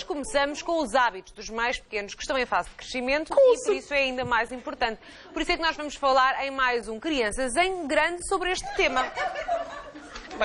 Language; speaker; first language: Portuguese; native; Portuguese